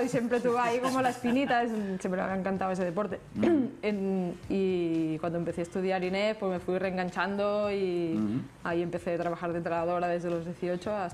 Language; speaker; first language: Spanish; native; Spanish